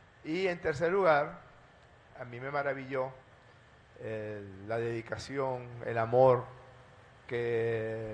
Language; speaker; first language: Spanish; native; Spanish